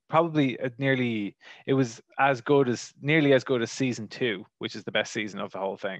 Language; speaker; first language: English; native; English